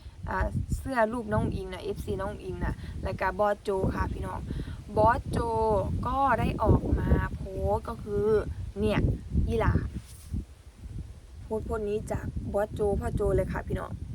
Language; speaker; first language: Thai; non-native, local second language; Northeastern Thai